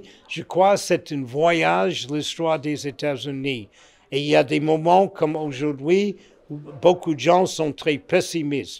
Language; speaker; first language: French; non-native, fluent; English